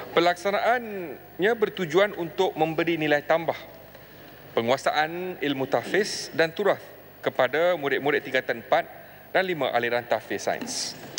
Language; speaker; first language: Malay; native; Malay